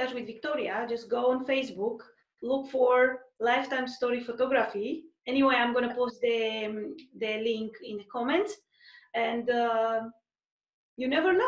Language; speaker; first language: English; non-native, fluent; Romanian